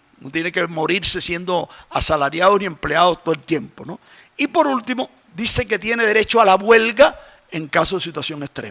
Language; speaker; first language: Spanish; native; Spanish